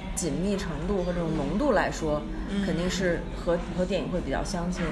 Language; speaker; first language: Chinese; native; Chinese